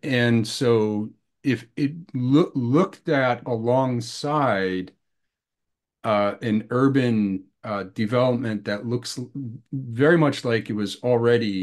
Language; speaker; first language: English; native; English